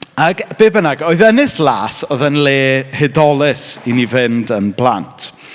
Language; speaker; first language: Welsh; native; Welsh